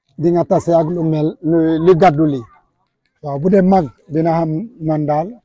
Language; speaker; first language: Wolof; non-native, local second language; Jola-Fonyi